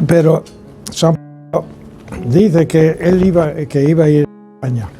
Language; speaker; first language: Spanish; non-native, fluent; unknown